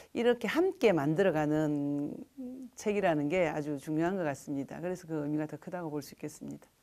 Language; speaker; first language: Korean; native; Korean